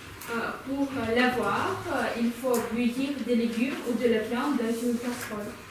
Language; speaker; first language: French; non-native, learner; Ukrainian